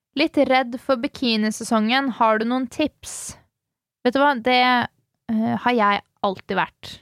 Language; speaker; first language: Norwegian; early bilingual, other home language; Swedish